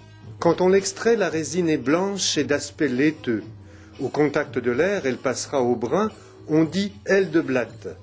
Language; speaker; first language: French; native; French